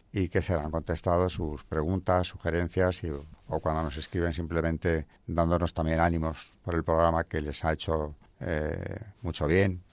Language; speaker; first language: Spanish; native; Spanish